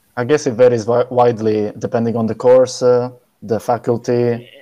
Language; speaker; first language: English; non-native, fluent; Italian